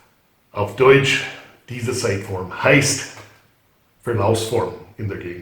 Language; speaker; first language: German; non-native, fluent; English